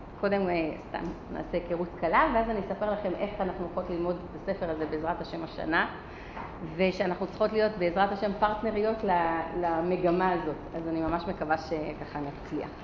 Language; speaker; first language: Hebrew; early bilingual, other home language; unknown